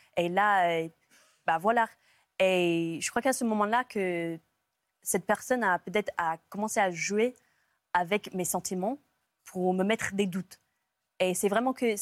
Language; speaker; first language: French; non-native, fluent; English